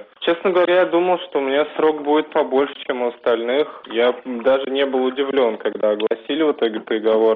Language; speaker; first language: Russian; native; Russian